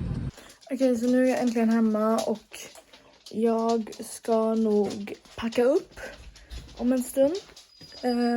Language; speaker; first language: Swedish; early bilingual, heritage; Swedish